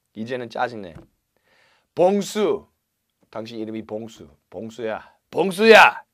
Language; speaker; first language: Korean; non-native, fluent; English